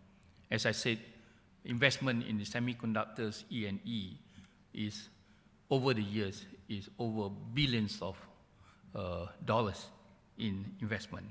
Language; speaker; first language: English; non-native, local second language; Malay